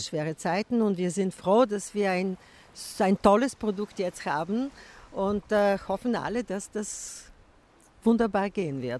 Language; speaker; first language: German; non-native, fluent; Bulgarian